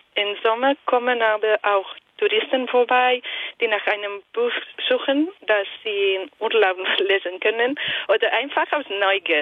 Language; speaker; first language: German; non-native, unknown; Italian